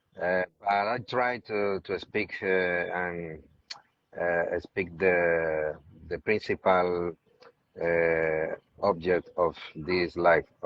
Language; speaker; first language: English; non-native, learner; Spanish